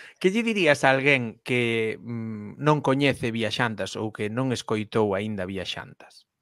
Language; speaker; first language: Galician; native; Galician